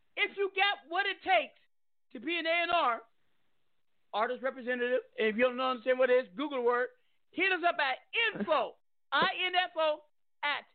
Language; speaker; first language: English; native; English